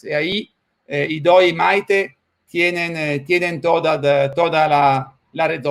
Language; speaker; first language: Spanish; non-native, fluent; Italian